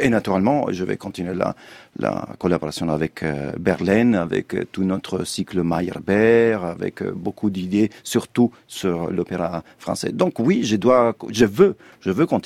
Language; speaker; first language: French; non-native, fluent; Italian